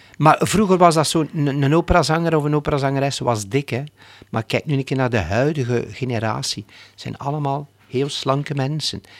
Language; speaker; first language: Dutch; native; Dutch